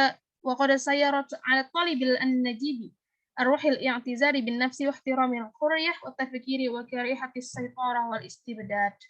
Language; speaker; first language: Arabic; non-native, learner; Indonesian